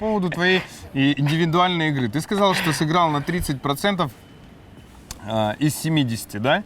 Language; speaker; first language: Russian; native; Russian